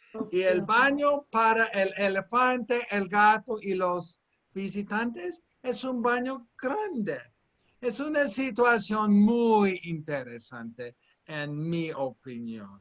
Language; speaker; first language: Spanish; non-native, fluent; English